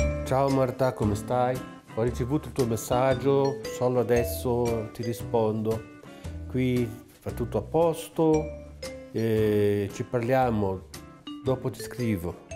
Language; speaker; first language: Italian; non-native, fluent; Portuguese